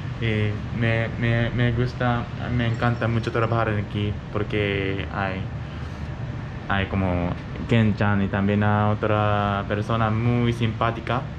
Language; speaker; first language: Spanish; non-native, learner; Japanese